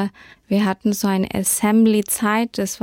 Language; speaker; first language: German; early bilingual, heritage; German